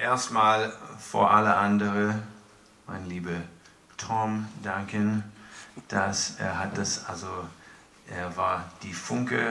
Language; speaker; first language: German; non-native, fluent; English